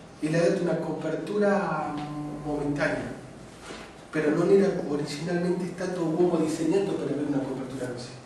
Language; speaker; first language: Italian; non-native, fluent; Spanish